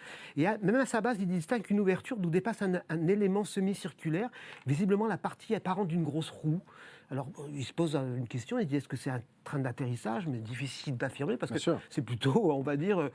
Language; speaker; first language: French; native; French